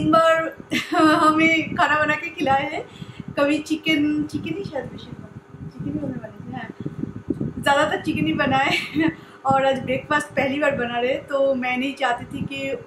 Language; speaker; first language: Hindi; non-native, local second language; Bangla